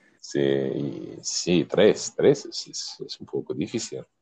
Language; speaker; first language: Spanish; non-native, learner; English